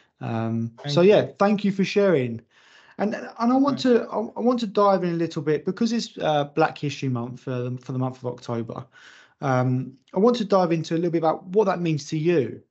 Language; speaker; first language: English; native; English